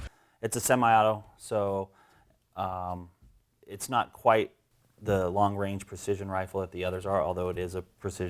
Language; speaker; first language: English; native; English